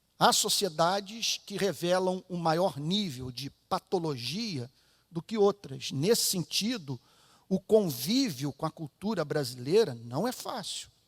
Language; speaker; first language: Portuguese; native; Portuguese